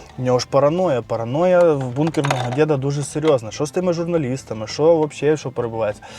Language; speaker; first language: Ukrainian; non-native, local second language; Russian